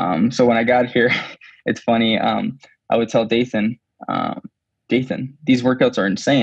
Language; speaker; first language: English; early bilingual, other home language; Spanish